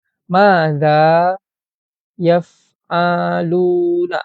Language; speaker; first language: Arabic; non-native, fluent; Malay